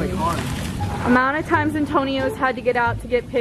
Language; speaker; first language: English; native; English